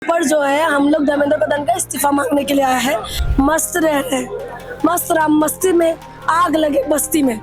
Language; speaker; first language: Hindi; non-native, local second language; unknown